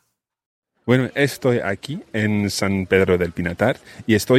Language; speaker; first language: Spanish; non-native, fluent; English